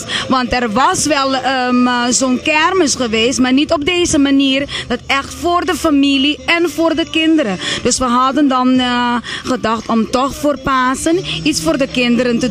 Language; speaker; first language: Dutch; non-native, local second language; Papiamento